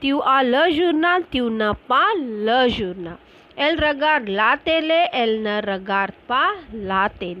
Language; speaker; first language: French; non-native, fluent; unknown